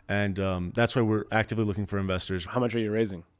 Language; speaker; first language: English; native; English